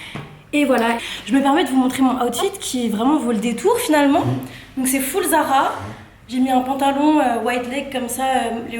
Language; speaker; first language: French; native; French